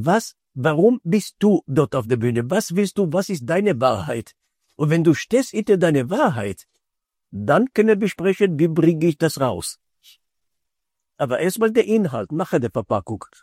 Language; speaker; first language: German; non-native, fluent; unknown